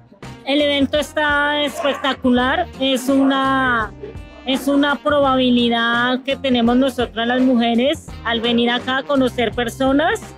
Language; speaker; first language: Spanish; native; Spanish